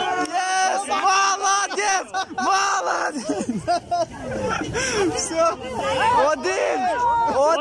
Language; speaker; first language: Russian; non-native, learner; Tajik